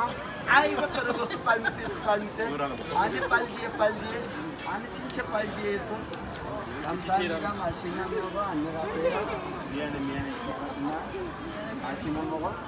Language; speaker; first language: Korean; non-native, learner; Turkish